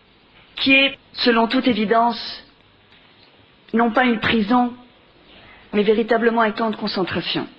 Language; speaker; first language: French; non-native, fluent; Spanish